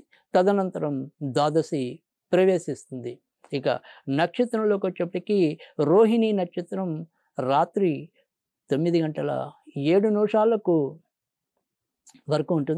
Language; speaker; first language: Telugu; native; Telugu